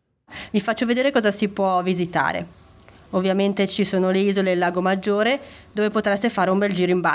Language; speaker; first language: Italian; non-native, fluent; English